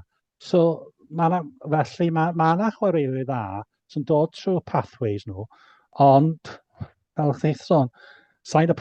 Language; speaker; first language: Welsh; non-native, fluent; English